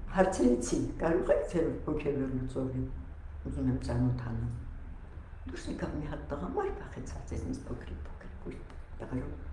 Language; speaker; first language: Armenian; non-native, local second language; Russian